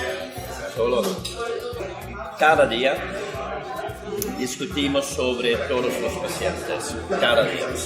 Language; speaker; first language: Spanish; non-native, fluent; Dutch